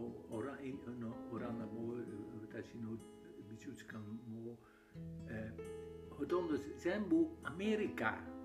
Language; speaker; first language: Japanese; non-native, learner; Dutch